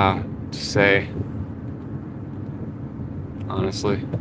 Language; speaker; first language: English; native; English